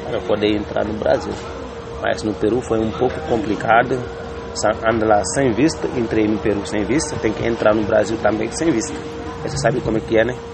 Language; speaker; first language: Portuguese; non-native, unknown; Wolof